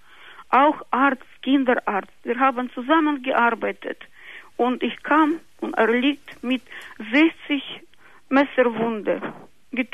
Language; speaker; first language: German; non-native, local second language; Russian